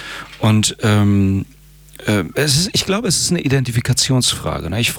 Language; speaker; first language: German; early bilingual, other home language; Persian